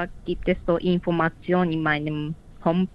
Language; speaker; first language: German; non-native, learner; Japanese